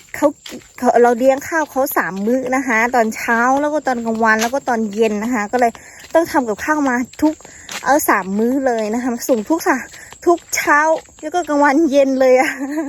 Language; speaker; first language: Thai; non-native, local second language; Shan